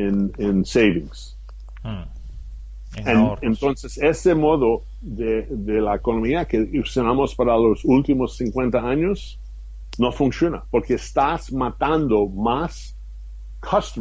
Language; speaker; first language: Spanish; non-native, fluent; English